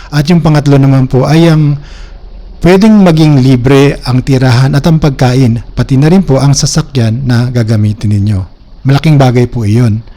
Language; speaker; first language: Filipino; native; Filipino